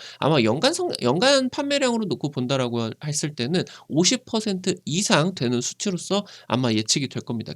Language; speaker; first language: Korean; native; Korean